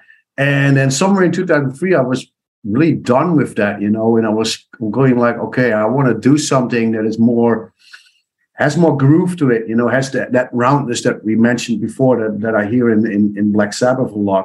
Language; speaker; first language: English; non-native, fluent; Dutch